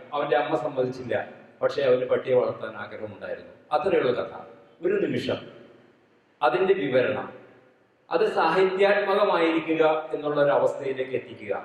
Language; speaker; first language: Malayalam; native; Malayalam